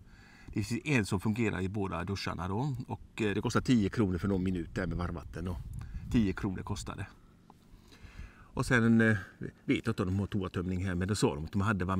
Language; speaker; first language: Swedish; native; Swedish